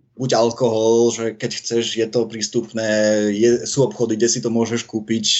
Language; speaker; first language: Slovak; early bilingual, heritage; Dutch